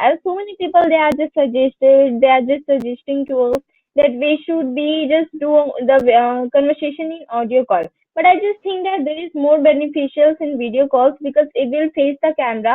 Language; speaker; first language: English; non-native, learner; Hindi